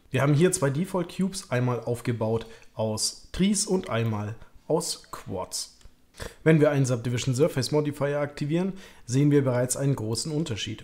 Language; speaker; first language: German; native; German